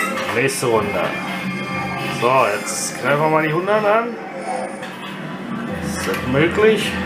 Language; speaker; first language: German; native; German